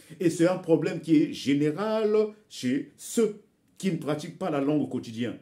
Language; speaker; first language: French; non-native, local second language; Bembe